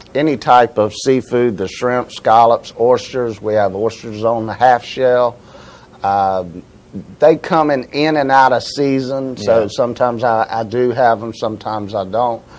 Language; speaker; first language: English; native; English